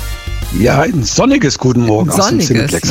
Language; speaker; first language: German; native; German